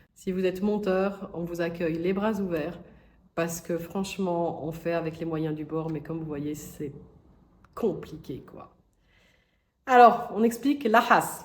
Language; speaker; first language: French; native; French